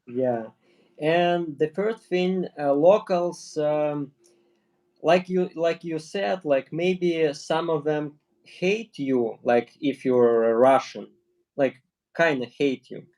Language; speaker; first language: English; non-native, learner; Russian